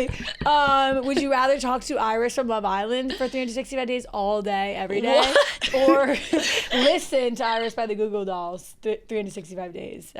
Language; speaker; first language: English; native; English